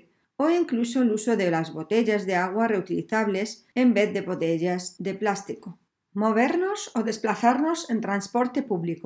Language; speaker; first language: Spanish; native; Spanish